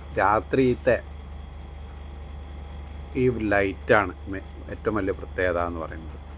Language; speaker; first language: Malayalam; native; Malayalam